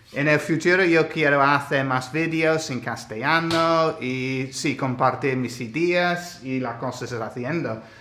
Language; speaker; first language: Spanish; non-native, learner; English